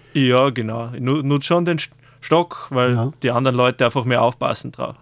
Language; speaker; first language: German; native; German